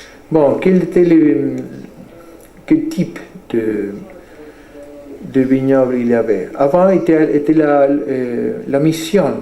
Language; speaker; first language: French; non-native, fluent; Spanish